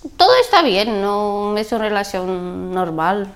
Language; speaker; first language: Spanish; non-native, learner; Bulgarian